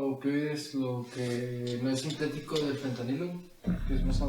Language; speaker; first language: Spanish; native; Spanish